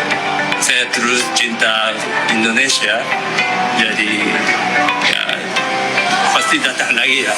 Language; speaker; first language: Indonesian; non-native, learner; Japanese